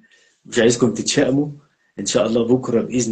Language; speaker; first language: Arabic; native; Arabic